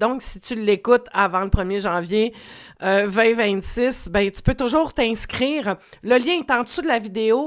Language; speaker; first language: French; native; French